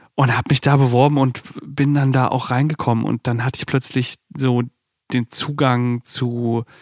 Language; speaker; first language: German; native; German